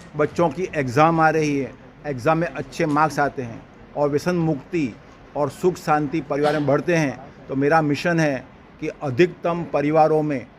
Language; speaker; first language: Hindi; non-native, local second language; Gujarati